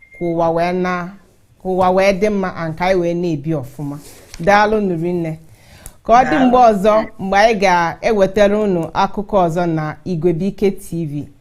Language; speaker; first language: Igbo; native; Igbo